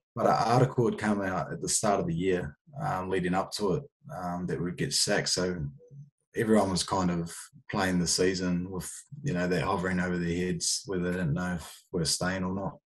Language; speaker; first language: English; native; English